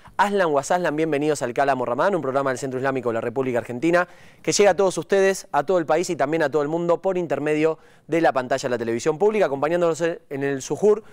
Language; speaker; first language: Spanish; native; Spanish